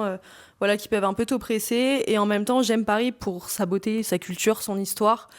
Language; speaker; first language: French; native; French